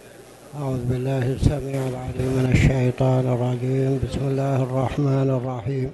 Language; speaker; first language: Arabic; native; Arabic